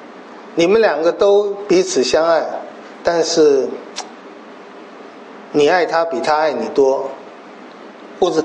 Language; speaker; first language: Chinese; native; Chinese